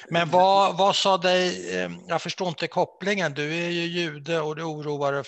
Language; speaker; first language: Swedish; native; Swedish